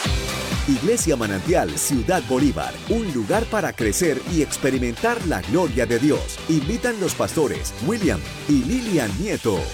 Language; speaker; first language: Spanish; native; Spanish